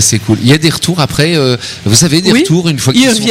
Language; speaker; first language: French; native; French